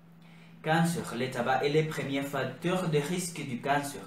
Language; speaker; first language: French; non-native, learner; Spanish